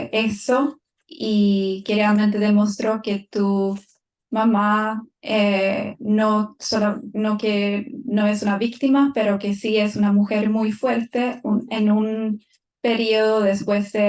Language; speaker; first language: Spanish; non-native, fluent; Swedish